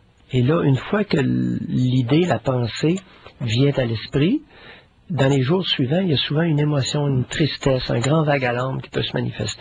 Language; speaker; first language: French; native; French